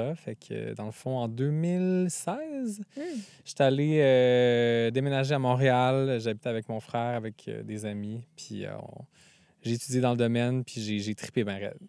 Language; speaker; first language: French; native; French